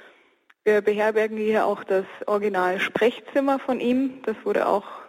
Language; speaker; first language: German; native; German